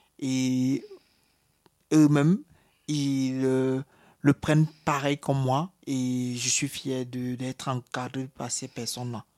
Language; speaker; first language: French; native; French